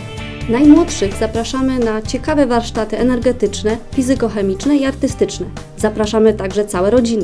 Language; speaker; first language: Polish; native; Polish